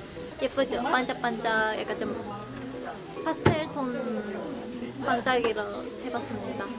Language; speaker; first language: Korean; non-native, learner; Japanese